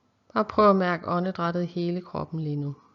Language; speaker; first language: Danish; native; Danish